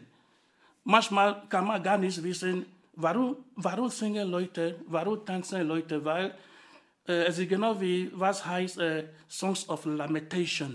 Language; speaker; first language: German; non-native, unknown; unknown